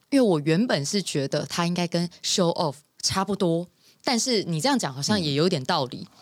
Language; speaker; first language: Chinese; native; Chinese